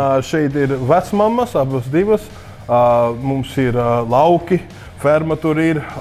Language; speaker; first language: Latvian; early bilingual, heritage; English